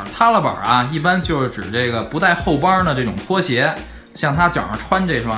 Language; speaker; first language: Chinese; native; Chinese